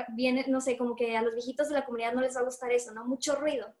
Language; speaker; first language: Spanish; native; Spanish